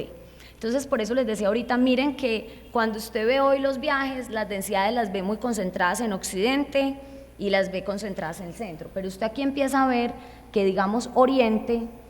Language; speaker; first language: Spanish; native; Spanish